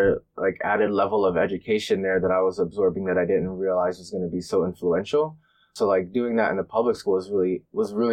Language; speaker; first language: English; native; English